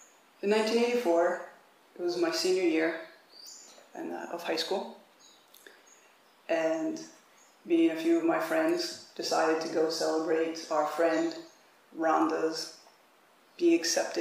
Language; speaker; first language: English; native; English